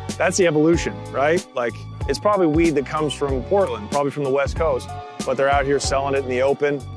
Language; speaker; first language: English; native; English